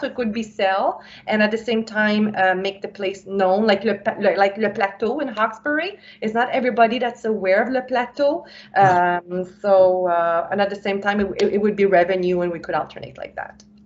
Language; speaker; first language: English; non-native, local second language; French